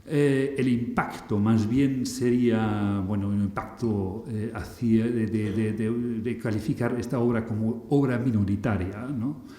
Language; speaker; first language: Spanish; non-native, fluent; German